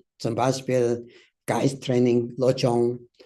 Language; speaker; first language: German; non-native, learner; Tibetan